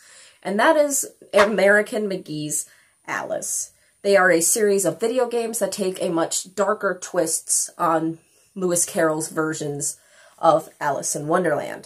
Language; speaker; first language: English; native; English